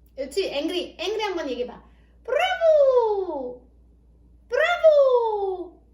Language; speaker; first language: Korean; non-native, fluent; German